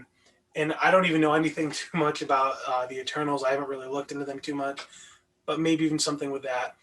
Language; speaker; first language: English; native; English